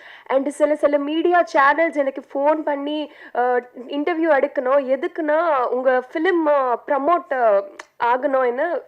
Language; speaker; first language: Tamil; non-native, learner; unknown